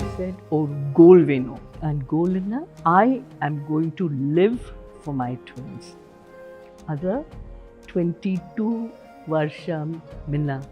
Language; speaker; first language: Tamil; non-native, learner; Hindi